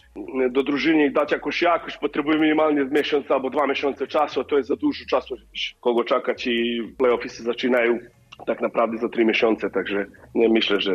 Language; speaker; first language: Polish; non-native, learner; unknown